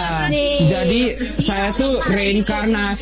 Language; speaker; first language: Indonesian; non-native, fluent; German